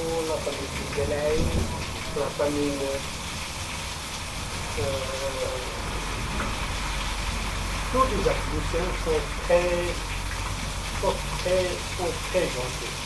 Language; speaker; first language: French; non-native, local second language; Arabic